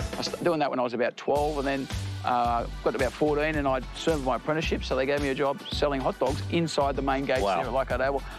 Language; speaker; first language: English; native; English